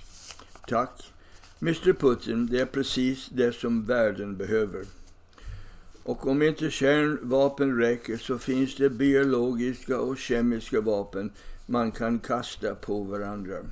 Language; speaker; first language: Swedish; non-native, fluent; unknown